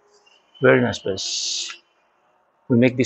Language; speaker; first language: English; non-native, learner; Indonesian